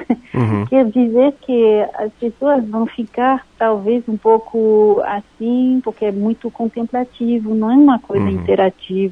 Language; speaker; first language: Portuguese; non-native, fluent; French